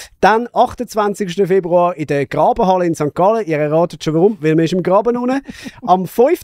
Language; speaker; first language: German; native; German